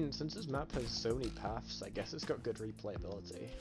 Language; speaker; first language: English; native; English